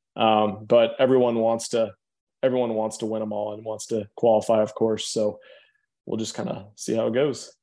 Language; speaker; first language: English; native; English